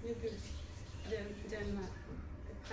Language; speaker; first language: French; non-native, learner; English